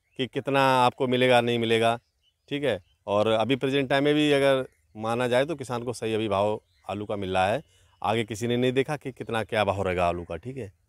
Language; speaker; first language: Hindi; native; Hindi